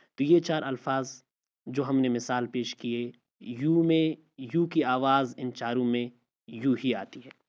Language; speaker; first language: Urdu; non-native, local second language; Baluchi